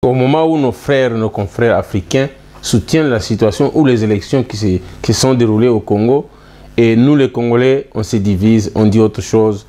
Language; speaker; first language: French; non-native, local second language; Lingala